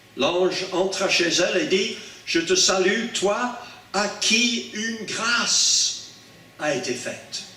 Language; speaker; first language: French; non-native, fluent; English